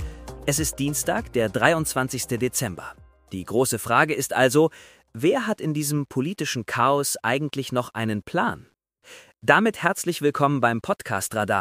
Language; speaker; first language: German; native; German